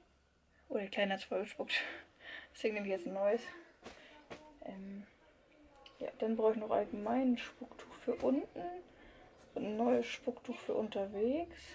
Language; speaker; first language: German; native; German